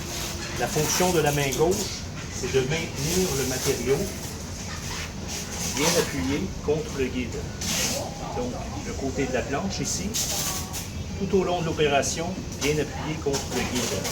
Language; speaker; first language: French; native; French